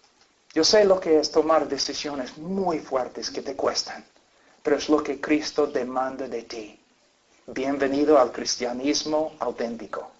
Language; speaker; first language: Spanish; non-native, fluent; English